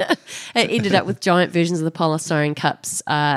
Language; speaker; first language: English; native; English